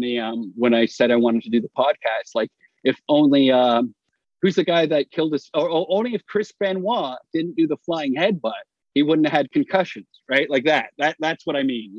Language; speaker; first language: English; native; English